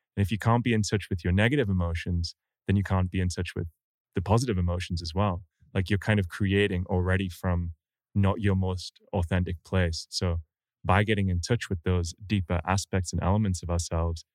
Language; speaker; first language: English; native; English